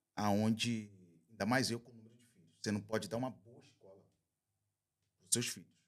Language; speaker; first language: Portuguese; native; Portuguese